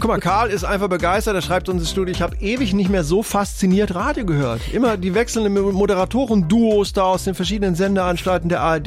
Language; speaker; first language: German; native; German